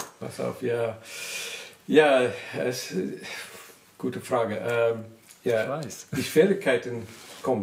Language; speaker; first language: German; non-native, learner; English